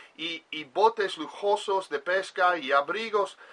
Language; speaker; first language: Spanish; non-native, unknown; English